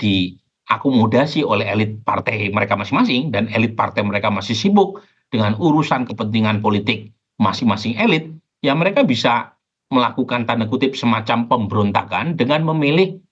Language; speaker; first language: Indonesian; native; Indonesian